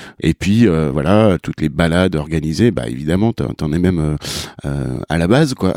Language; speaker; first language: French; native; French